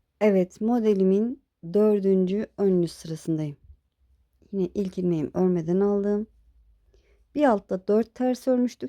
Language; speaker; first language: Turkish; native; Turkish